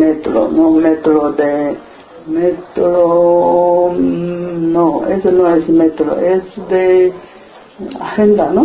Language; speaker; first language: Spanish; non-native, learner; Chinese